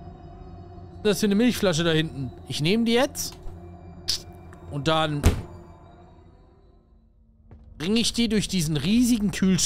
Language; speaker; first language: German; native; German